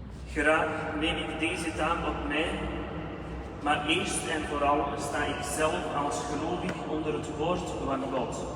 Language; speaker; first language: Dutch; non-native, fluent; Urdu